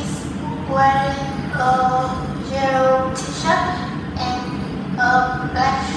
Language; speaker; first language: English; non-native, learner; Vietnamese